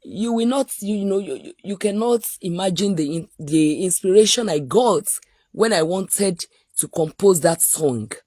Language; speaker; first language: English; non-native, local second language; Yoruba